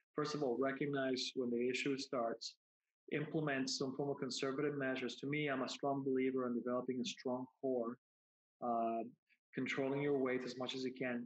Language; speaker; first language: English; non-native, fluent; Spanish